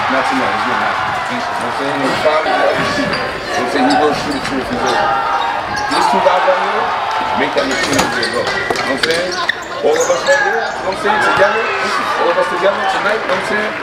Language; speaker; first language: English; native; English